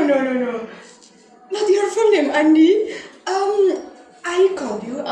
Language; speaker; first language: English; non-native, learner; Indonesian